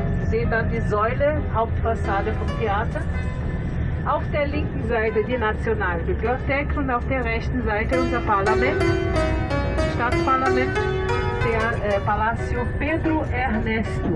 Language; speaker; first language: German; non-native, fluent; Portuguese